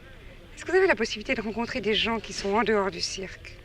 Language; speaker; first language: French; native; French